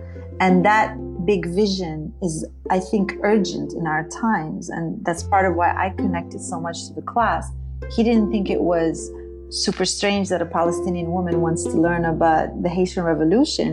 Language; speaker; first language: English; non-native, fluent; Arabic